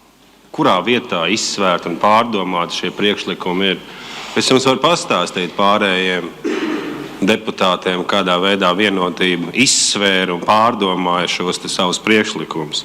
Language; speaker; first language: Latvian; native; Latvian